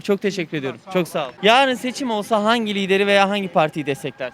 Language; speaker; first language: Turkish; native; Turkish